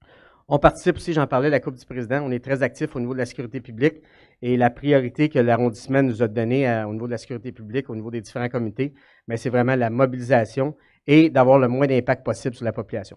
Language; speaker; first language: French; native; French